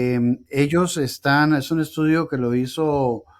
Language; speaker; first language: Spanish; native; Spanish